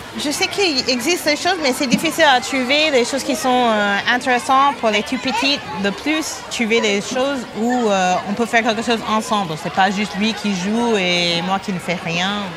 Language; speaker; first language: French; non-native, fluent; English